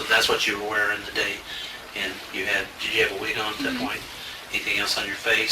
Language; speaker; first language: English; native; English